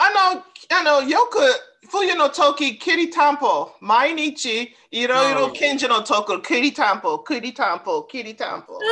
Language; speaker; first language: Japanese; non-native, learner; English